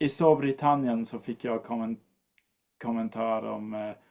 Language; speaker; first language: Swedish; non-native, fluent; English